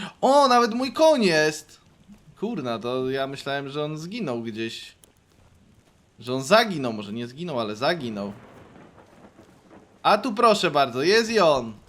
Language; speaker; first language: Polish; native; Polish